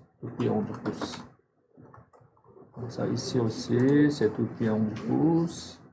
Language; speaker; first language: French; non-native, fluent; Korean